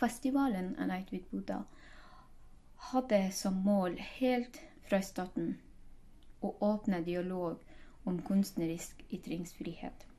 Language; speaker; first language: Norwegian; non-native, fluent; Hazaragi